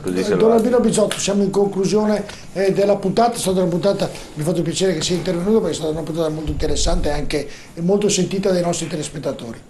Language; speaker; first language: Italian; native; Italian